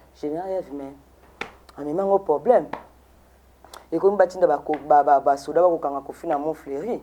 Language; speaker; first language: Lingala; native; Lingala